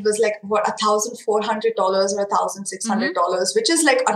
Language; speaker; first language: English; non-native, local second language; Marathi